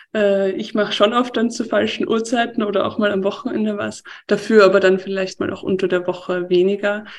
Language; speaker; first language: German; native; German